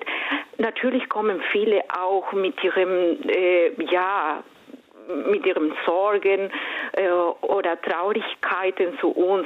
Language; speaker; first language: German; non-native, fluent; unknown